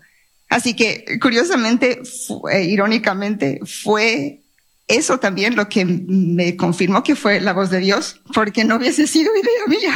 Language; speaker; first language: Spanish; native; Spanish